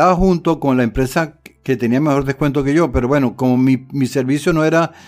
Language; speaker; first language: Spanish; native; Spanish